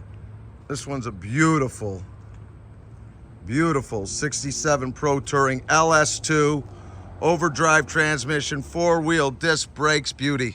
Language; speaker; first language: English; native; English